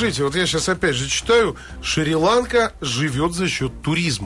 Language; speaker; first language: Russian; native; Russian